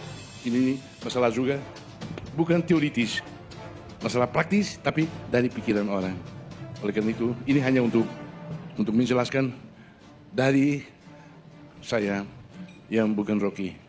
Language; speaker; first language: Indonesian; non-native, fluent; Tetum